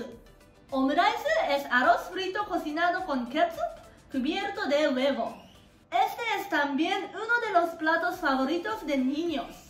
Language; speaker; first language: Spanish; non-native, fluent; Japanese